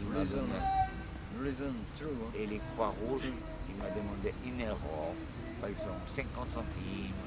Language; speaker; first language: French; non-native, learner; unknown